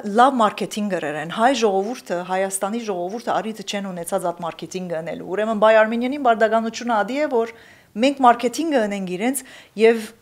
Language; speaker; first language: Armenian; early bilingual, heritage; Armenian